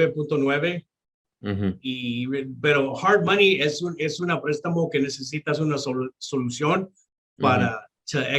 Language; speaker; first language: Spanish; non-native, local second language; English